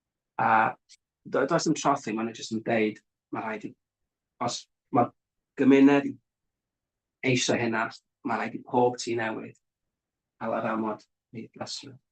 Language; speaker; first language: Welsh; native; Welsh